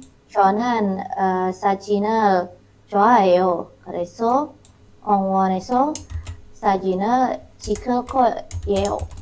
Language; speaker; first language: Korean; non-native, learner; Indonesian